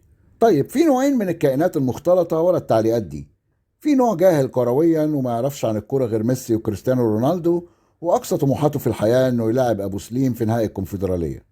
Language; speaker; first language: Arabic; native; Arabic